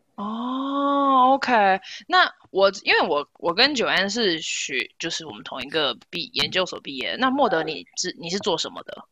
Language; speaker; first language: Chinese; native; Chinese